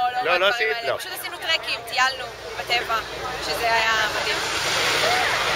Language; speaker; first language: Hebrew; native; Hebrew